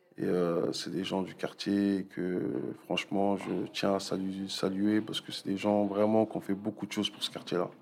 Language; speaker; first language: French; native; French